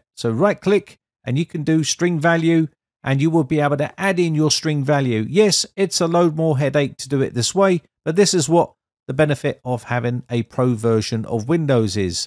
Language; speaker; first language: English; native; English